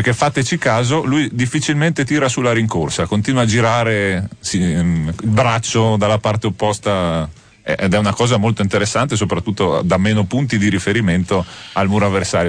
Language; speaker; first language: Italian; native; Italian